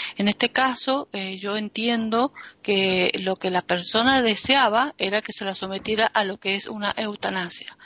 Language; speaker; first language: Spanish; native; Spanish